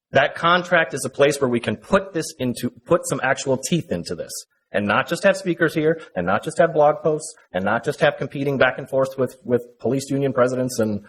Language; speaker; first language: English; native; English